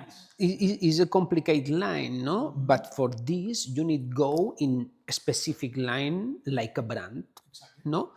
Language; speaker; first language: English; non-native, learner; Spanish